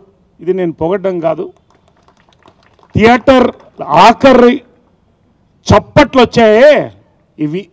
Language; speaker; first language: Telugu; native; Telugu